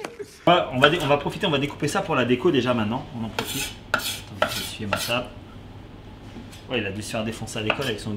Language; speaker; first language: French; native; French